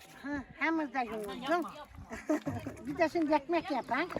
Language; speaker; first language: Turkish; native; Turkish